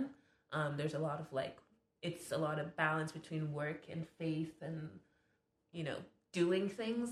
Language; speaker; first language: English; non-native, fluent; French